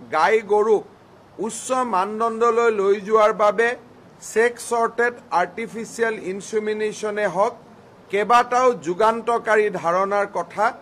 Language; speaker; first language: Assamese; native; Assamese